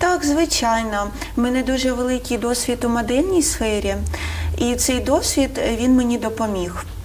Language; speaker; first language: Ukrainian; non-native, local second language; Russian